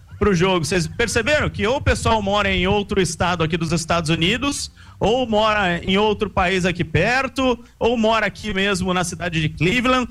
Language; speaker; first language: Portuguese; native; Portuguese